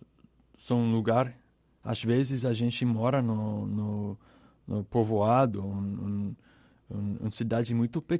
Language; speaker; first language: Portuguese; non-native, learner; English